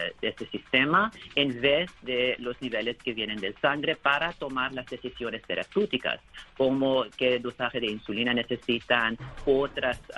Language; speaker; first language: Spanish; non-native, learner; English